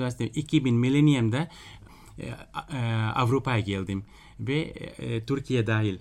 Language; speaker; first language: Turkish; non-native, fluent; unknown